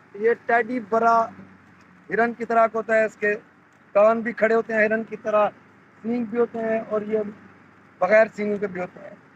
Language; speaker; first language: Urdu; non-native, local second language; Saraiki